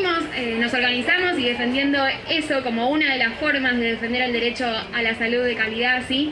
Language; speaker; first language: Spanish; native; Spanish